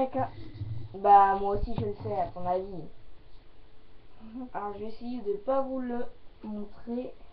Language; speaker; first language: French; native; French